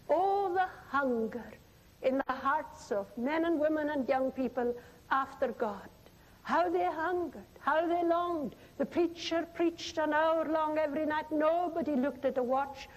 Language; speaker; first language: English; non-native, local second language; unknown